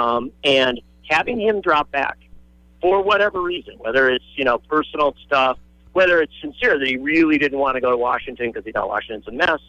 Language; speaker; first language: English; native; English